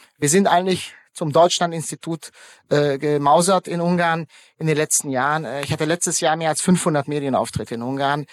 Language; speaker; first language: German; early bilingual, other home language; Hungarian